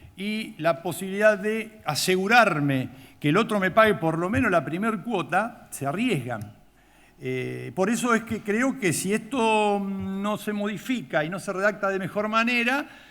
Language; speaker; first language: Spanish; native; Spanish